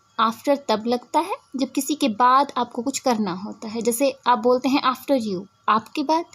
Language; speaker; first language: Hindi; native; Hindi